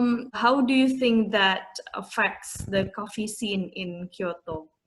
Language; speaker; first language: English; non-native, fluent; Indonesian